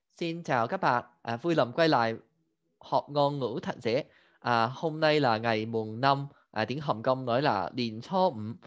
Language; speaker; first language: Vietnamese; non-native, fluent; Cantonese